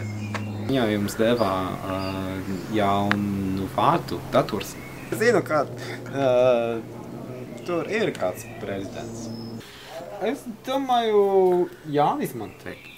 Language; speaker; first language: Latvian; non-native, learner; Polish